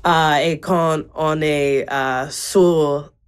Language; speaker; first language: French; non-native, learner; English